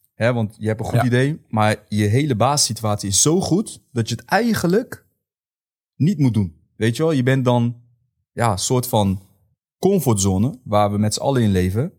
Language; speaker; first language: Dutch; native; Dutch